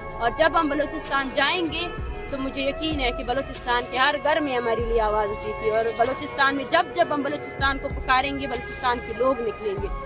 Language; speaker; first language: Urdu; non-native, local second language; Baluchi